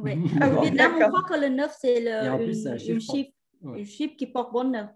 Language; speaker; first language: French; non-native, fluent; Vietnamese